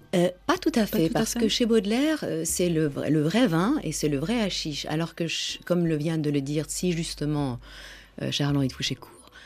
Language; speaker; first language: French; non-native, fluent; Persian